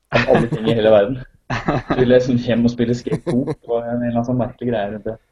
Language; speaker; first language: Norwegian; native; Norwegian